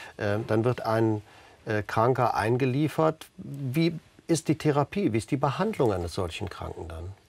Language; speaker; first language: German; native; German